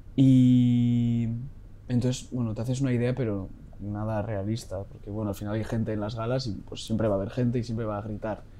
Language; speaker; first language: Spanish; native; Spanish